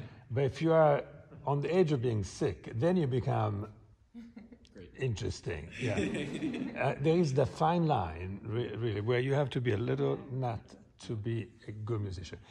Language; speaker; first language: English; non-native, fluent; Italian